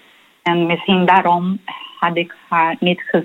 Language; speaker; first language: Dutch; non-native, fluent; Portuguese